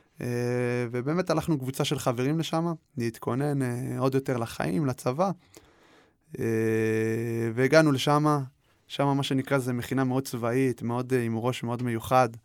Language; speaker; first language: Hebrew; native; Hebrew